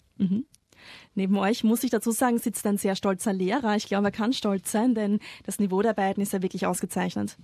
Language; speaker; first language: German; native; German